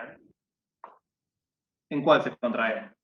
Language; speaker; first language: Spanish; native; Spanish